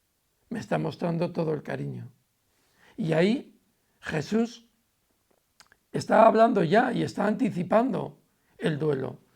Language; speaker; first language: Spanish; native; Spanish